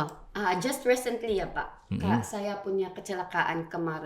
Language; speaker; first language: Indonesian; non-native, learner; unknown